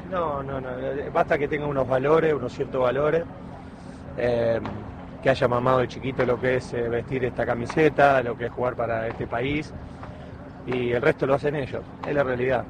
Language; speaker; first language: Spanish; native; Spanish